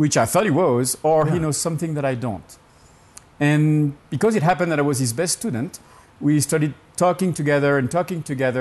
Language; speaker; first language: English; non-native, fluent; French